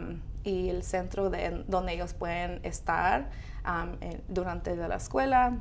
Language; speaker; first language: Spanish; early bilingual, heritage; Spanish